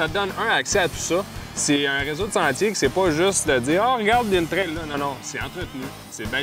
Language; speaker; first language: French; native; French